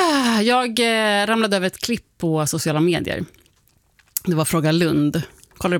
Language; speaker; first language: Swedish; native; Swedish